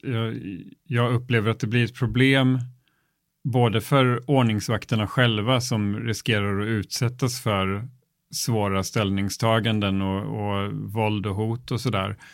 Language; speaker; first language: Swedish; native; Swedish